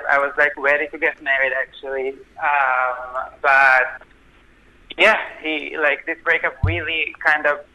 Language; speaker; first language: English; non-native, fluent; Hebrew